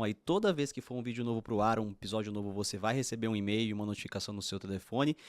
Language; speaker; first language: Portuguese; native; Portuguese